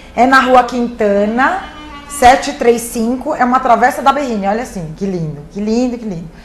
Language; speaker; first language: Portuguese; native; Portuguese